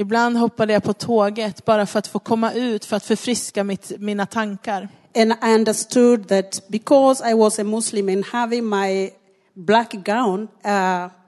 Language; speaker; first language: Swedish; non-native, fluent; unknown